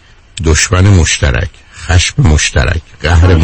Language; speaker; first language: Persian; native; Persian